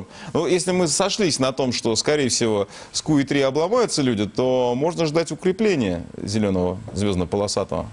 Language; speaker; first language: Russian; native; Russian